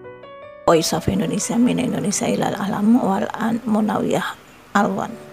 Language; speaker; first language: Arabic; non-native, fluent; Indonesian